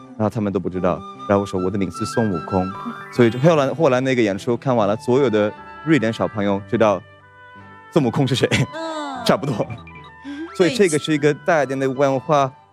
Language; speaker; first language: Chinese; non-native, fluent; Swedish